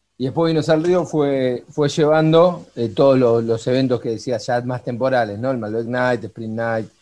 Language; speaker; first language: Spanish; native; Spanish